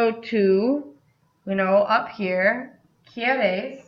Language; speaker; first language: Spanish; non-native, fluent; English